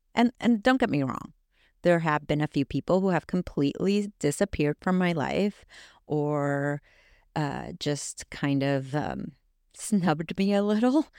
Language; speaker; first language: English; non-native, fluent; Spanish